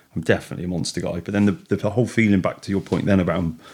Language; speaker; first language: English; native; English